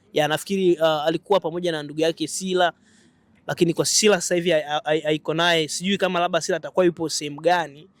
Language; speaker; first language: Swahili; native; Swahili